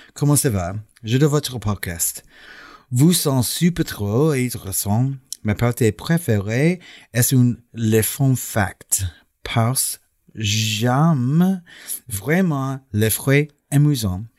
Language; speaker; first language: French; non-native, learner; English